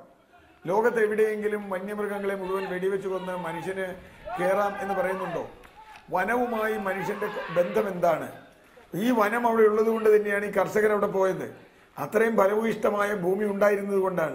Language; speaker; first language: Malayalam; native; Malayalam